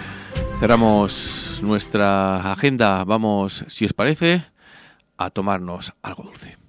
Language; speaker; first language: Spanish; native; Spanish